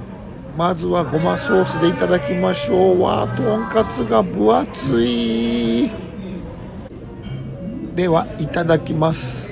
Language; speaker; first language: Japanese; native; Japanese